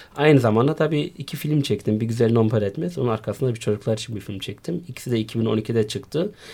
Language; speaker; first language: Turkish; early bilingual, heritage; Turkish